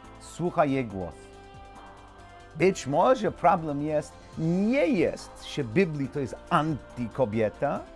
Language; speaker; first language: Polish; non-native, learner; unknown